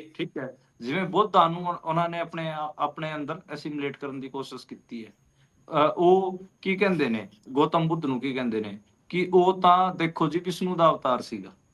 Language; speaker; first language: Punjabi; non-native, local second language; Hindi